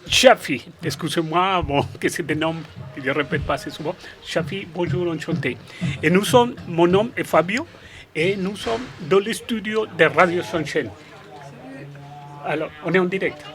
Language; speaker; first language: French; non-native, fluent; Spanish